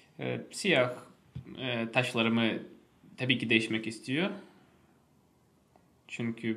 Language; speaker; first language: Turkish; non-native, fluent; Russian